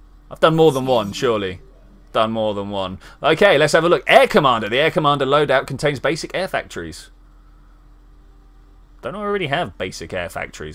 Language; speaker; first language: English; native; English